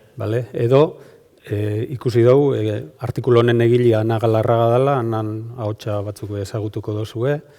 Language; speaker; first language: Basque; native; Basque